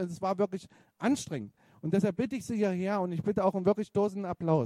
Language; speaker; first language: German; native; German